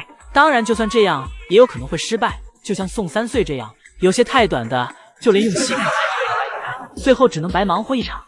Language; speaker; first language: Chinese; native; Chinese